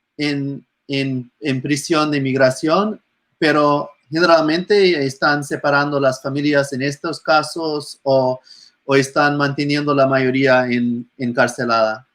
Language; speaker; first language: Spanish; non-native, fluent; English